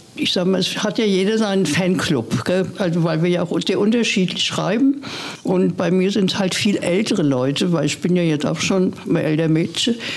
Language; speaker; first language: German; native; German